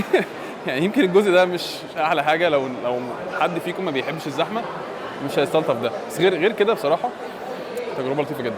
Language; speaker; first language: Arabic; native; Arabic